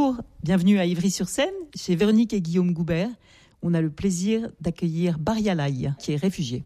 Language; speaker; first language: French; native; French